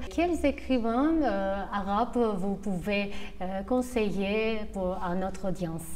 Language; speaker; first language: French; non-native, fluent; Armenian